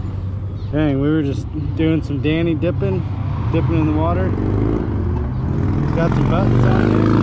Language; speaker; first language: English; native; English